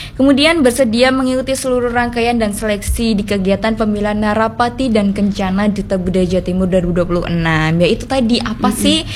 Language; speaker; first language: Indonesian; non-native, local second language; Madurese